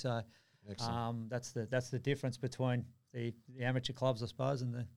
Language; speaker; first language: English; native; English